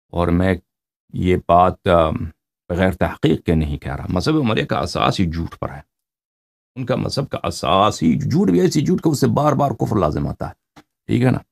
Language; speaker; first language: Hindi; non-native, fluent; Persian